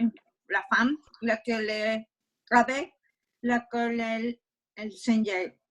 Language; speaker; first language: French; non-native, learner; Spanish